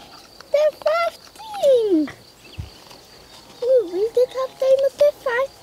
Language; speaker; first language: Dutch; native; Dutch